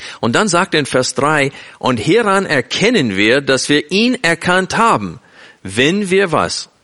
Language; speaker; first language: German; non-native, fluent; English